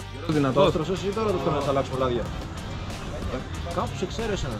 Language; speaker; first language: Greek; native; Greek